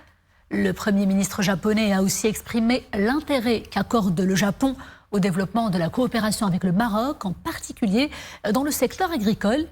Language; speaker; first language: French; non-native, local second language; Arabic